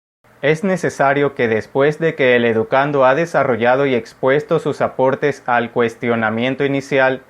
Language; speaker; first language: Spanish; native; Spanish